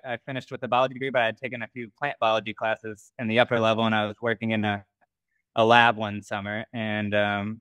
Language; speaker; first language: English; native; English